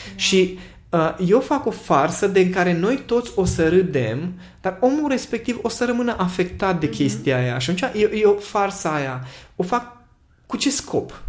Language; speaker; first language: Romanian; non-native, local second language; Hungarian